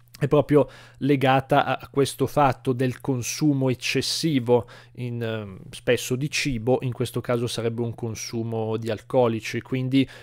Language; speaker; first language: Italian; native; Italian